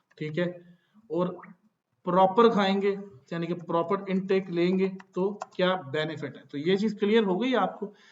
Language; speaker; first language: Urdu; non-native, local second language; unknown